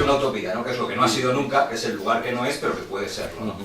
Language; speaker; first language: Spanish; native; Spanish